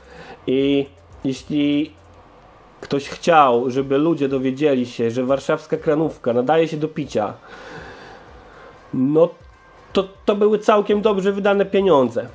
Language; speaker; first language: Polish; native; Polish